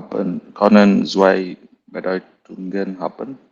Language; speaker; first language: German; non-native, learner; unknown